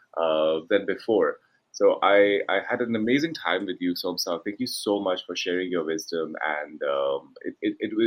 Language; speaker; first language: English; non-native, local second language; Hindi